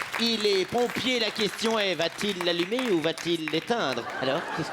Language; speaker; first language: French; native; French